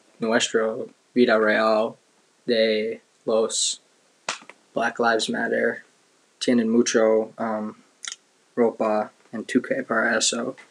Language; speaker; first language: Spanish; non-native, learner; English